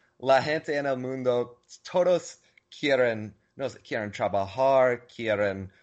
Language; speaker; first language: Spanish; non-native, learner; English